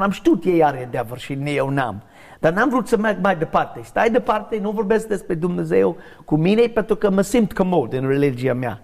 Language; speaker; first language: Romanian; non-native, learner; English